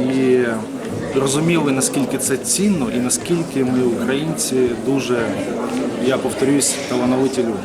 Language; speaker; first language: Ukrainian; non-native, local second language; Russian